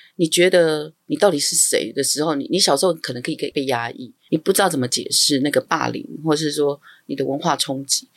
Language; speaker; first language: Chinese; non-native, local second language; Amis